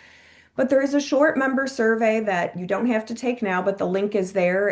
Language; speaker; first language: English; native; English